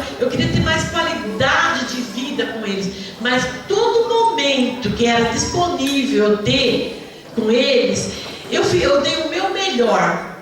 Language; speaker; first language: Portuguese; native; Portuguese